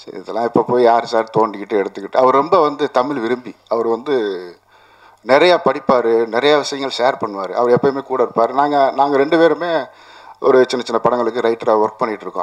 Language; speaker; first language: Tamil; native; Tamil